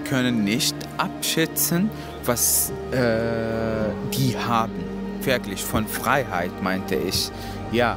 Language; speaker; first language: German; non-native, fluent; Arabic